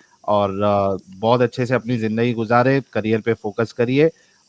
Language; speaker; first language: Hindi; native; Hindi